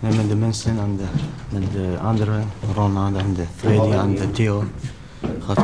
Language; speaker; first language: Dutch; non-native, learner; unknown